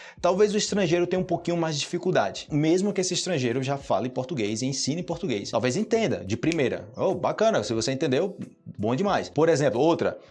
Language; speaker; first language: Portuguese; native; Portuguese